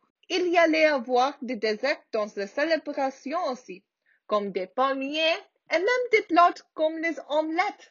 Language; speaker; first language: French; non-native, learner; English